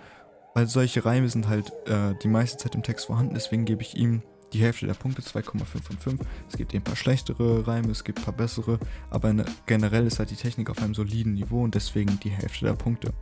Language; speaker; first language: German; native; German